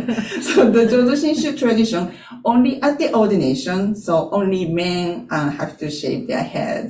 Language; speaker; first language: English; non-native, fluent; Japanese